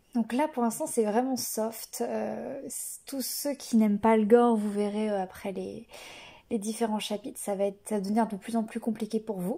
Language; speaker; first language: French; native; French